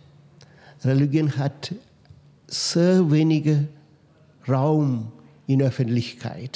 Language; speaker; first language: German; non-native, fluent; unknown